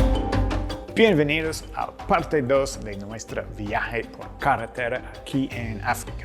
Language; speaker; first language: Spanish; non-native, fluent; English